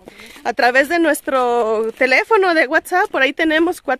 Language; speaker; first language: Spanish; native; Spanish